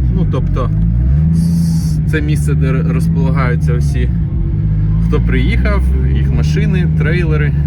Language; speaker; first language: Ukrainian; non-native, fluent; Russian